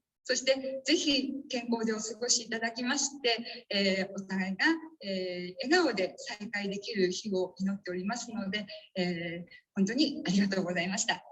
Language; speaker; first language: Japanese; native; Japanese